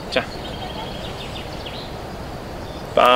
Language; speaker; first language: French; native; French